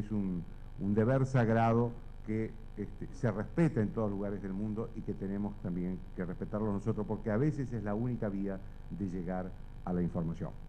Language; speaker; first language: Spanish; native; Spanish